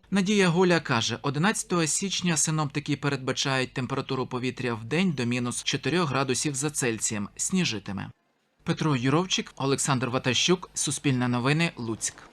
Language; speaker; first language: Ukrainian; native; Ukrainian